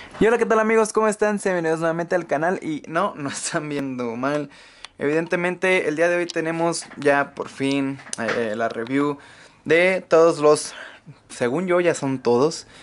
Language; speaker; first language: Spanish; native; Spanish